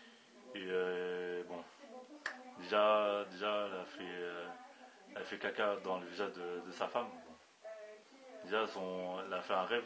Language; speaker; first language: French; native; French